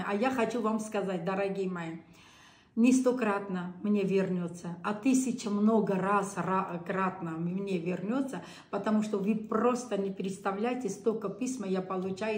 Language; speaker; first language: Russian; non-native, local second language; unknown